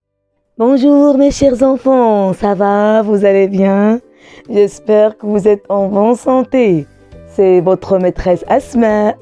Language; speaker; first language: French; non-native, local second language; Arabic